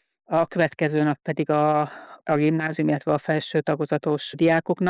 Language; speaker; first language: Hungarian; native; Hungarian